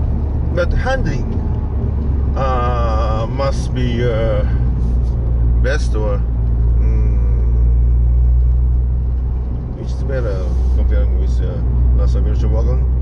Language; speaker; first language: English; non-native, learner; Japanese